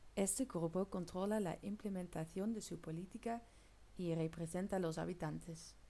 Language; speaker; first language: Spanish; non-native, learner; Dutch